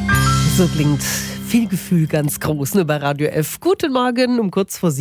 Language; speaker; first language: German; native; German